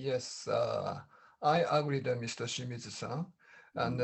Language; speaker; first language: English; non-native, learner; Japanese